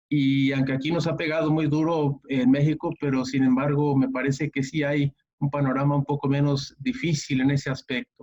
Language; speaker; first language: Spanish; native; Spanish